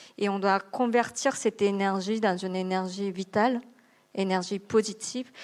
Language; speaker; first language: French; non-native, fluent; Japanese